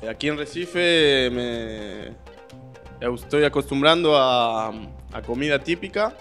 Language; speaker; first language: Portuguese; non-native, learner; Spanish